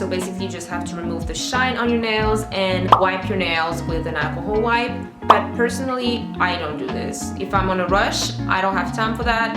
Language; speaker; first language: English; non-native, fluent; French